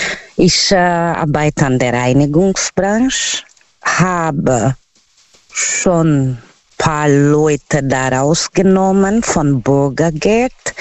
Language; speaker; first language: German; non-native, fluent; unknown